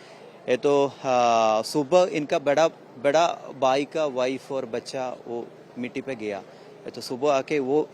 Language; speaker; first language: Hindi; non-native, local second language; Malayalam